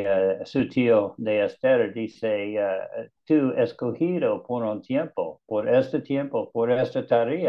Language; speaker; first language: Spanish; non-native, learner; English